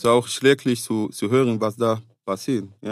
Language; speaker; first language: German; non-native, fluent; Arabic